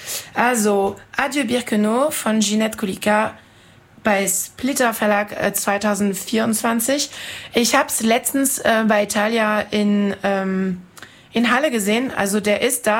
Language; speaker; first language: German; non-native, fluent; French